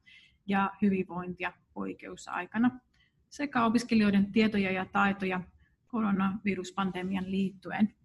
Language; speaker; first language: Finnish; non-native, fluent; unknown